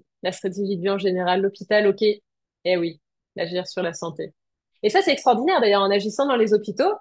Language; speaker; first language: French; native; French